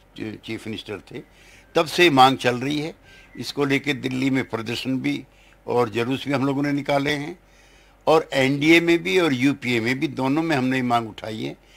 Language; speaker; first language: Hindi; native; Hindi